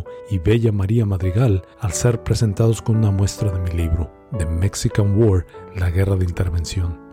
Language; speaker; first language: Spanish; native; Spanish